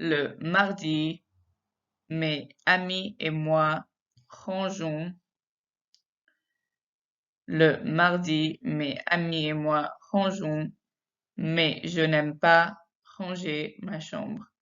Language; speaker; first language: French; non-native, fluent; English